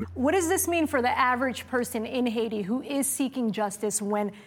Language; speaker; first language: English; non-native, fluent; Somali